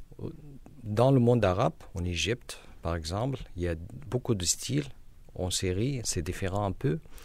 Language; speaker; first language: French; non-native, learner; Arabic